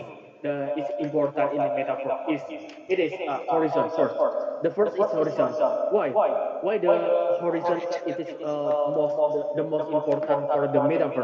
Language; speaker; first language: English; non-native, learner; Indonesian